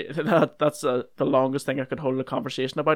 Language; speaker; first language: English; native; English